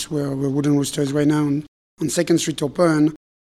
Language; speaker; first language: English; non-native, fluent; French